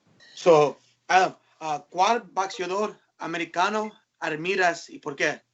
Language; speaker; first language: Spanish; early bilingual, heritage; English